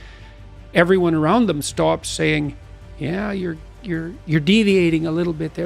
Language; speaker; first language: English; native; English